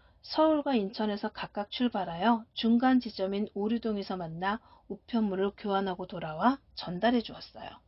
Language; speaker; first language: Korean; native; Korean